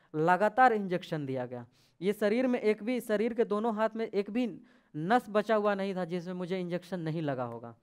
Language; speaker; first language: Hindi; native; Hindi